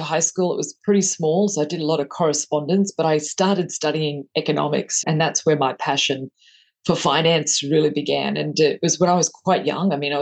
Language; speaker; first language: English; native; English